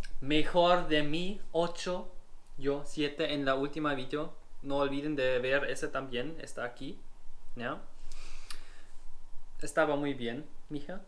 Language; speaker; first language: Spanish; non-native, learner; German